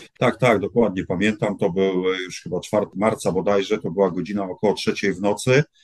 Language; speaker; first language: Polish; native; Polish